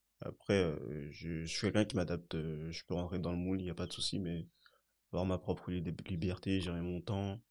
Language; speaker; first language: French; early bilingual, other home language; Haitian Creole